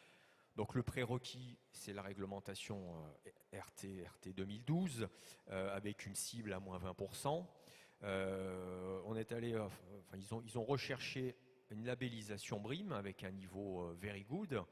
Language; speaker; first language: French; native; French